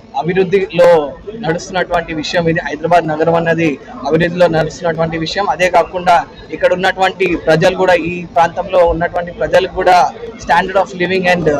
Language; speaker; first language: Telugu; native; Telugu